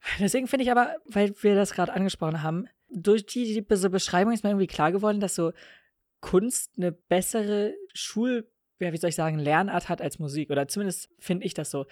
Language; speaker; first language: German; native; German